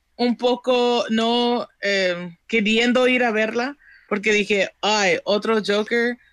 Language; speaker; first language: Spanish; early bilingual, heritage; Spanish